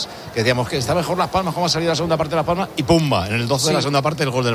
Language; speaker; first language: Spanish; native; Spanish